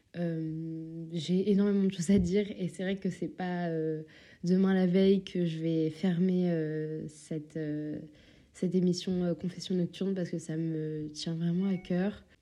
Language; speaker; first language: French; native; French